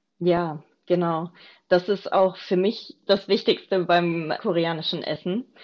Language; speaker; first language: German; native; German